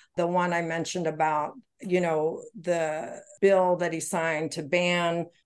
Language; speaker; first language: English; native; English